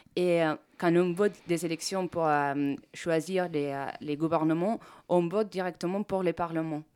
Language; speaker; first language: French; non-native, fluent; Spanish